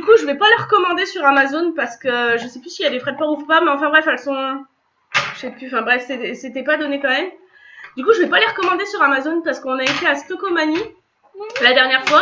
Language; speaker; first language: French; native; French